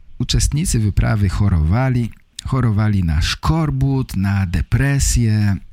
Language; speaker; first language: Polish; native; Polish